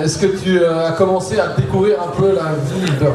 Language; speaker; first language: French; native; French